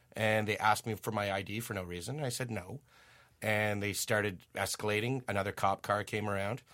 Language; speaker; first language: English; native; English